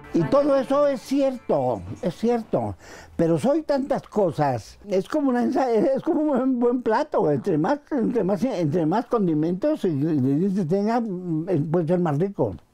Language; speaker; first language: Spanish; native; Spanish